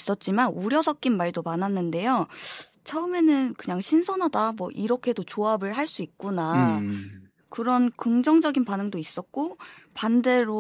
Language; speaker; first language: Korean; native; Korean